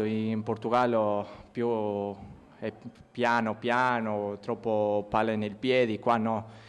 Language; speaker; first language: Italian; non-native, learner; Portuguese